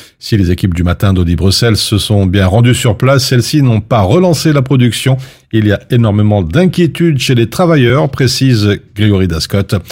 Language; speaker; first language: French; native; French